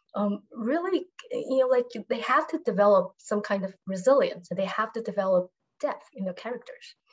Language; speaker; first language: English; non-native, fluent; Chinese